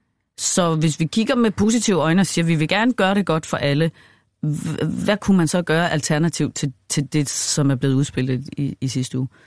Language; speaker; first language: Danish; native; Danish